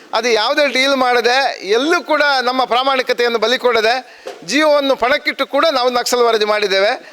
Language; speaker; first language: Kannada; native; Kannada